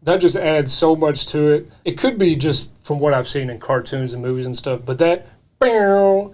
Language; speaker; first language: English; native; English